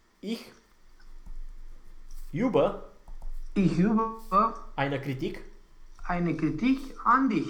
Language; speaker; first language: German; non-native, fluent; Romanian